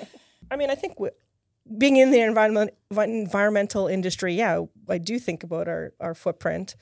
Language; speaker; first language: English; native; English